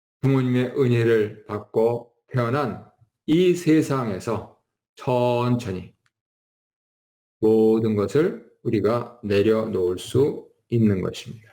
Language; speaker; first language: Korean; native; Korean